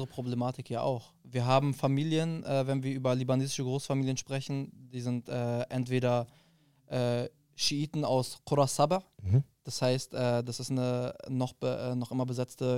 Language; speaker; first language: German; early bilingual, other home language; Arabic